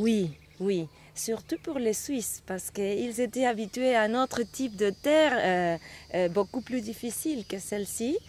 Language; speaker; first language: French; non-native, fluent; Spanish